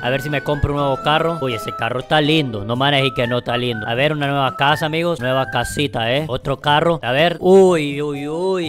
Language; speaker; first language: Spanish; native; Spanish